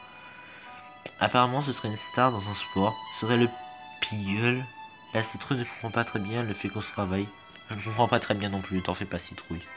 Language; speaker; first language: French; native; French